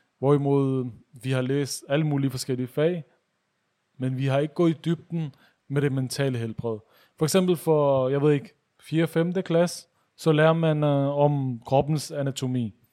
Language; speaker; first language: Danish; early bilingual, other home language; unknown